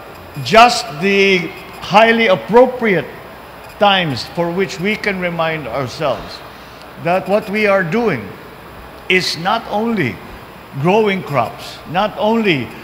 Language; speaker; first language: English; non-native, local second language; Filipino